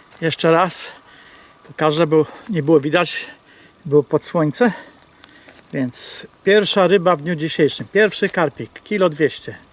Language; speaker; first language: Polish; native; Polish